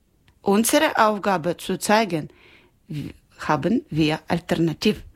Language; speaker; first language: German; non-native, learner; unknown